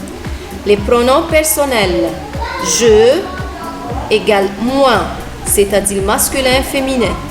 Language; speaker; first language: French; non-native, fluent; Arabic